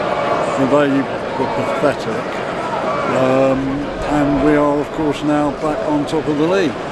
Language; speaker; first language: English; native; English